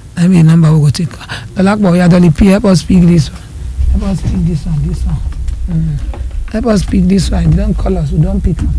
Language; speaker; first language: Nigerian Pidgin; non-native, local second language; Yoruba